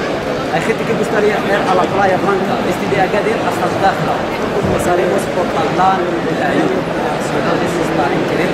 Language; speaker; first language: Spanish; non-native, learner; Arabic